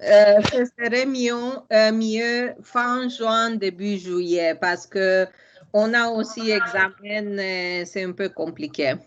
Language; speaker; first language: French; non-native, fluent; Romanian